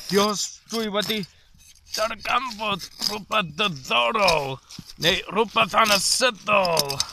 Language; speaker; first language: Welsh; non-native, learner; English